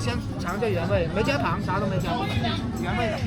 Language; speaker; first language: Chinese; native; Chinese